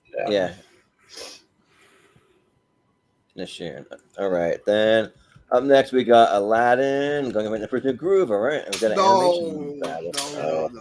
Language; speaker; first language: English; native; English